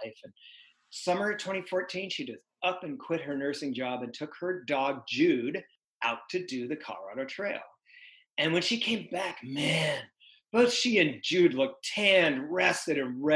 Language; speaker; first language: English; native; English